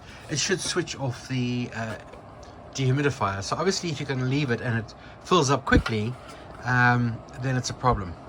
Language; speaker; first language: English; native; English